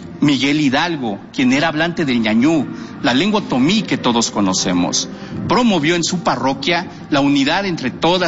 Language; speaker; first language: Spanish; non-native, local second language; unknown